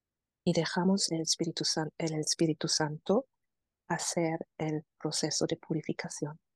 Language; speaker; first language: Spanish; non-native, fluent; German